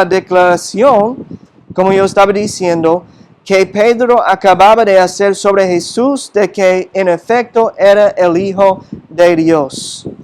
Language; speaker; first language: Spanish; non-native, fluent; English